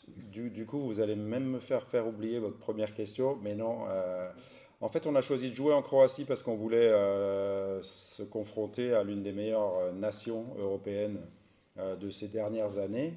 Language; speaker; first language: French; native; French